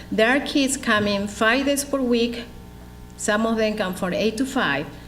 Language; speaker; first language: English; non-native, learner; Spanish